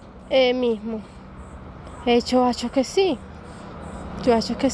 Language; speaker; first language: Portuguese; non-native, learner; Spanish